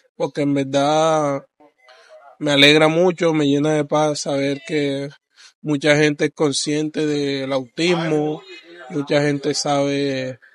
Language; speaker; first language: Spanish; native; Spanish